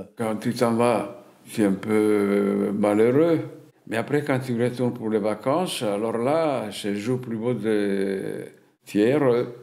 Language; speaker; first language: French; non-native, fluent; Italian